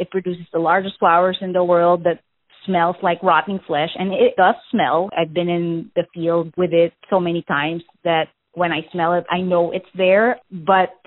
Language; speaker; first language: English; non-native, local second language; Filipino